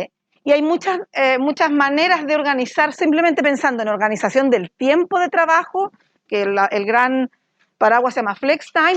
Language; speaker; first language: Spanish; native; Spanish